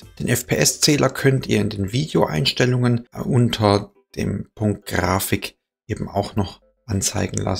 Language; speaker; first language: German; native; German